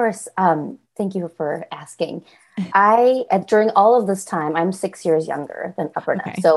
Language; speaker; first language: English; native; English